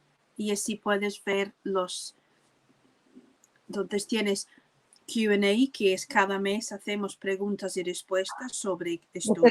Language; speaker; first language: Spanish; non-native, fluent; English